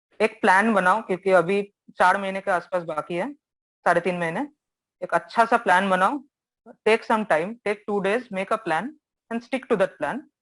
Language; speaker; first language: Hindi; non-native, local second language; Bangla